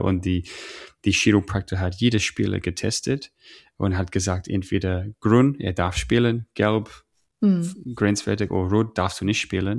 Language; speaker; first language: German; non-native, learner; English